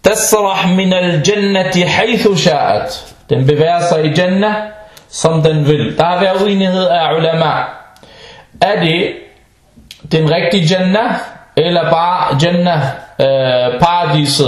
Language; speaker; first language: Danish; non-native, fluent; Arabic